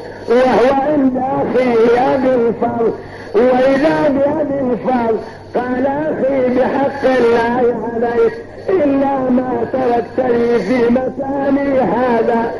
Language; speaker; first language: Arabic; native; Arabic